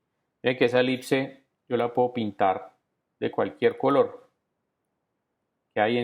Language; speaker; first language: Spanish; native; Spanish